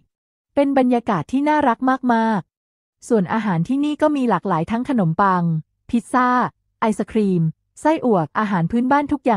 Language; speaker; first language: Thai; native; Thai